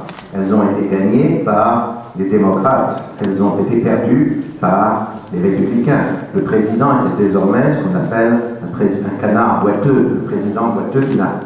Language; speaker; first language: French; native; French